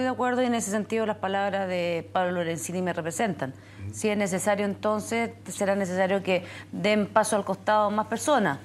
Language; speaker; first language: Spanish; native; Spanish